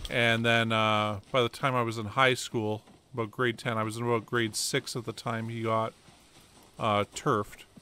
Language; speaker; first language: English; native; English